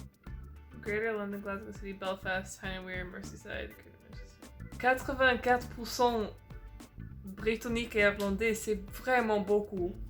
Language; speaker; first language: French; non-native, fluent; English